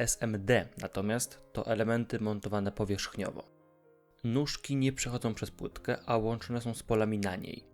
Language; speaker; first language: Polish; native; Polish